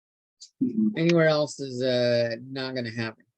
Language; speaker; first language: English; native; English